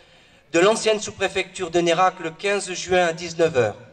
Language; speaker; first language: French; native; French